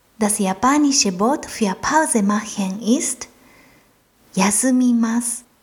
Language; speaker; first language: German; non-native, fluent; Japanese